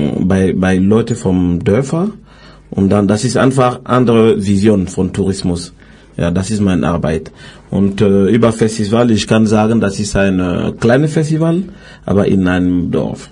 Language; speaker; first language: German; non-native, learner; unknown